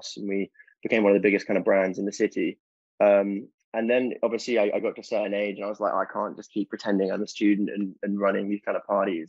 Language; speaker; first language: English; native; English